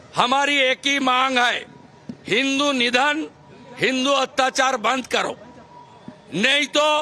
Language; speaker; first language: Hindi; non-native, local second language; Bangla